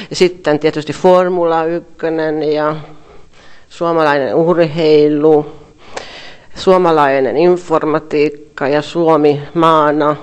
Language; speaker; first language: Finnish; non-native, fluent; Hungarian